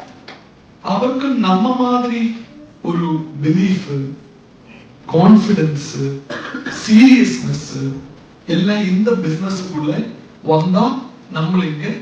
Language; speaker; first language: Tamil; non-native, local second language; Malayalam